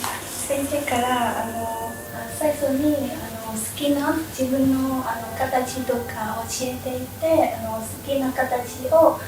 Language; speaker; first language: Japanese; non-native, learner; Vietnamese